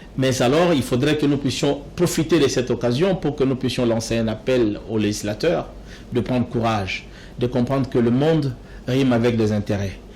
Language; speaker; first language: French; non-native, local second language; Lingala